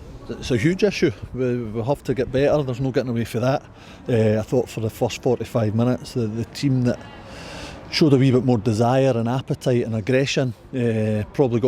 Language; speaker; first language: English; native; English